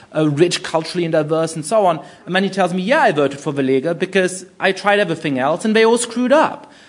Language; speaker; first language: English; non-native, fluent; German